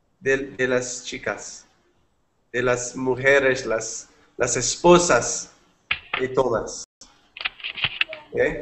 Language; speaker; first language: Spanish; non-native, fluent; English